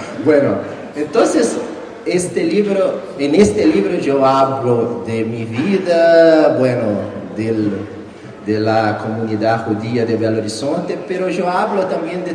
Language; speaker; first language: Spanish; non-native, fluent; Portuguese